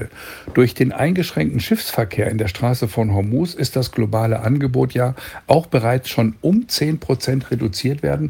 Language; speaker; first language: German; native; German